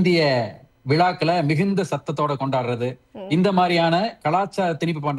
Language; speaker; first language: Tamil; native; Tamil